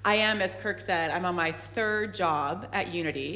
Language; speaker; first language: English; native; English